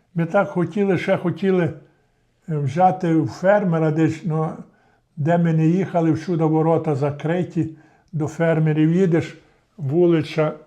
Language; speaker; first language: Ukrainian; native; Ukrainian